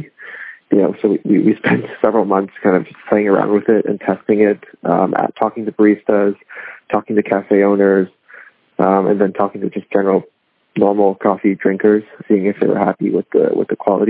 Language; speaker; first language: English; non-native, local second language; Cantonese